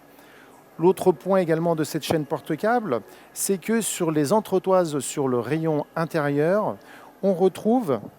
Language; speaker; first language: French; native; French